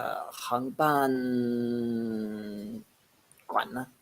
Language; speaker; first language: Chinese; non-native, learner; English